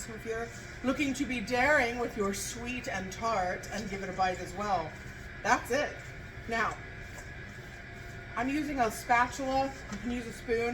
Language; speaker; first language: English; native; English